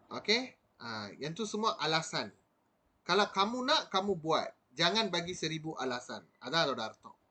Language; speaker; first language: Malay; non-native, local second language; Tamil